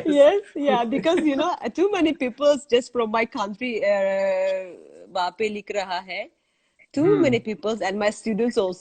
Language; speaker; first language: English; non-native, learner; Azerbaijani